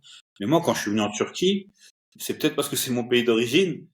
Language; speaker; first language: French; early bilingual, other home language; Turkish